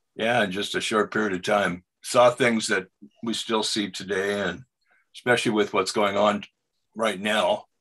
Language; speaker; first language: English; native; English